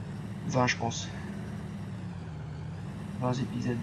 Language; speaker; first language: French; native; French